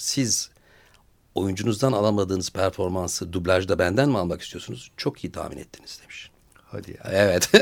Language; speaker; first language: Turkish; native; Turkish